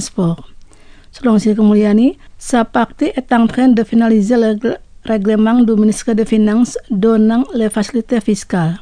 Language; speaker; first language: French; non-native, fluent; Indonesian